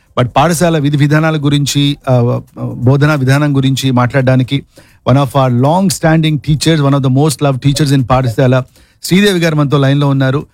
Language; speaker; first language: Telugu; native; Telugu